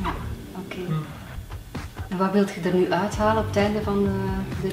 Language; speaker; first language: Dutch; native; Dutch